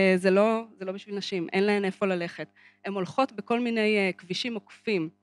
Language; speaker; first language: Hebrew; native; Hebrew